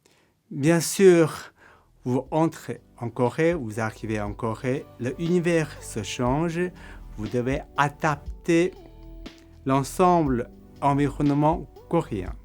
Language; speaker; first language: French; non-native, fluent; Korean